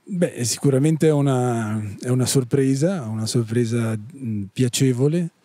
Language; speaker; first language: Italian; native; Italian